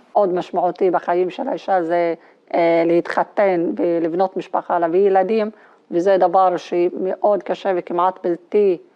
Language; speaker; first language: Hebrew; non-native, local second language; Arabic